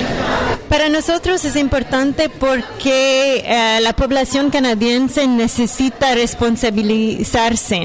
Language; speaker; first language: Spanish; non-native, fluent; French